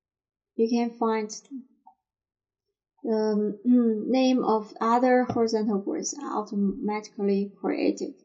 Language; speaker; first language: English; non-native, fluent; Chinese